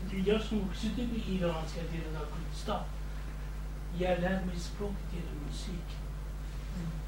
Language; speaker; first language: Swedish; non-native, fluent; Kurdish